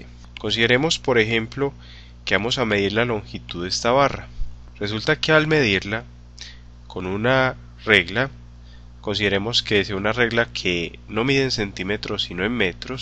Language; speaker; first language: Spanish; native; Spanish